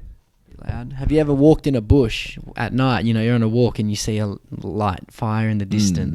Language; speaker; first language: English; native; English